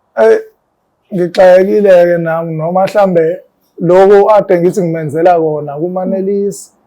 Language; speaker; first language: Zulu; native; Zulu